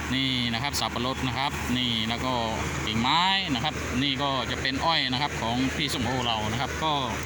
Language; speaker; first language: Thai; non-native, local second language; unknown